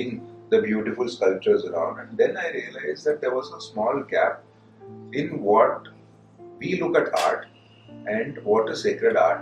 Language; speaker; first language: English; non-native, local second language; Tamil